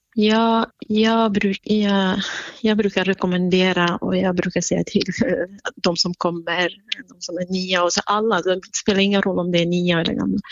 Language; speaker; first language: Swedish; non-native, fluent; Kurdish